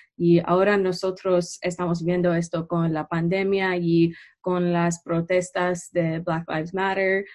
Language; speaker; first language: Spanish; non-native, learner; English